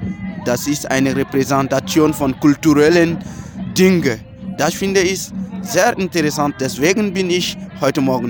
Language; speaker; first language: German; non-native, learner; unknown